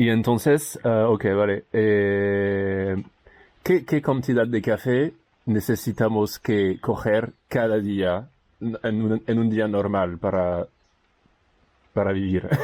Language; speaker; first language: Spanish; non-native, learner; French